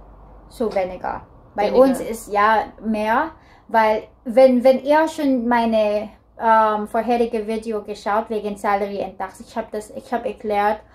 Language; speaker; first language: German; non-native, learner; Filipino